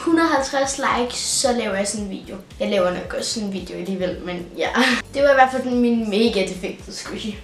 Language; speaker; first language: Danish; native; Danish